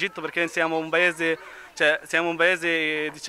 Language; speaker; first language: Italian; non-native, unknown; Arabic